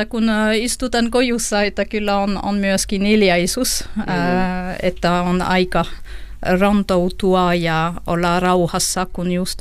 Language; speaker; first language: Finnish; non-native, learner; French